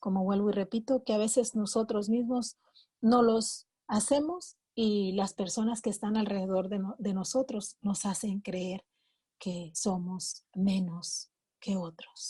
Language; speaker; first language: Spanish; native; Spanish